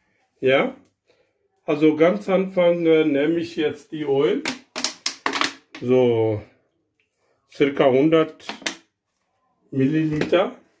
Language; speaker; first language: German; non-native, learner; Urdu